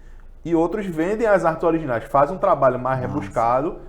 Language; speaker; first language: Portuguese; native; Portuguese